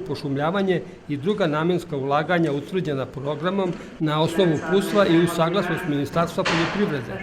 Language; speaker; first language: Serbian; native; Serbian